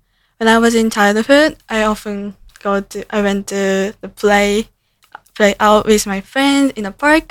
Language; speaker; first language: English; non-native, learner; Japanese